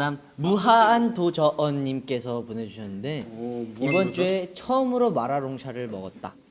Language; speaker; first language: Korean; native; Korean